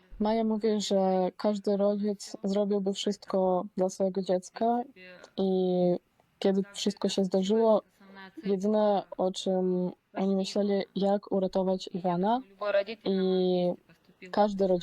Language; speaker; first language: Polish; non-native, fluent; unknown